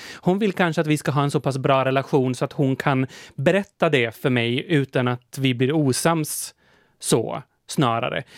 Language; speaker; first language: Swedish; native; Swedish